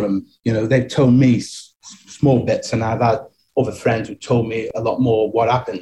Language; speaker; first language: English; native; English